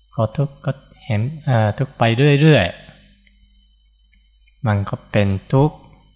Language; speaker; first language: Thai; non-native, fluent; Japanese